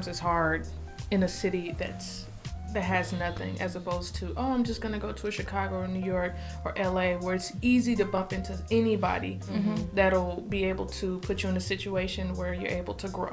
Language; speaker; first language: English; native; English